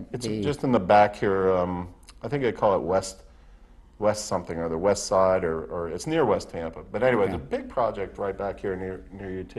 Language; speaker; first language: English; native; English